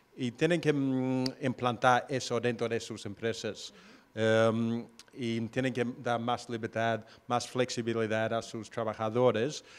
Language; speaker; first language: Spanish; non-native, fluent; English